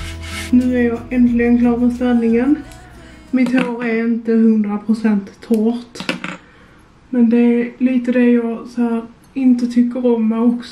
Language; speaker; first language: Swedish; native; Swedish